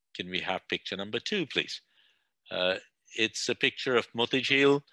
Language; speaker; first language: English; non-native, local second language; Bangla